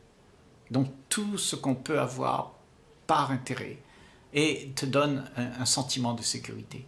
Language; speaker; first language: French; native; French